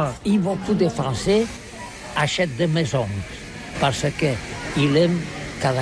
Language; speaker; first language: French; non-native, learner; Catalan